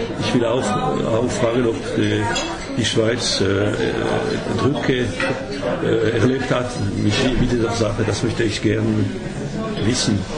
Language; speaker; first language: German; non-native, learner; French